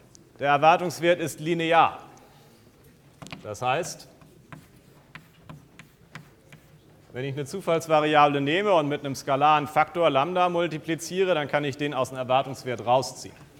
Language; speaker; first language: German; native; German